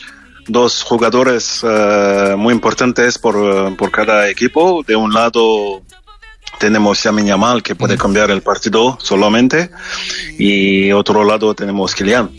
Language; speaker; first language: Spanish; non-native, fluent; French